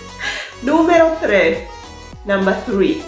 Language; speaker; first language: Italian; non-native, learner; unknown